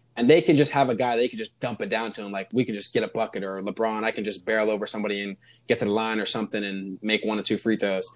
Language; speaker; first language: English; native; English